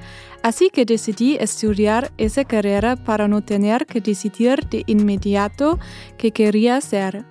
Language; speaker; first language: Spanish; non-native, fluent; German